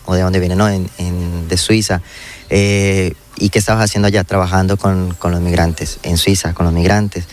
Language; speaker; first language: Spanish; native; Spanish